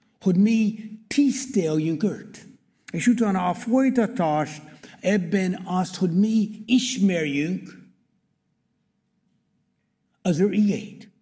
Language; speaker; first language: Hungarian; non-native, learner; English